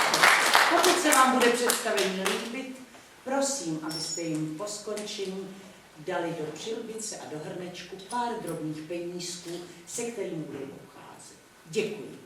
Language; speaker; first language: Czech; early bilingual, heritage; Czech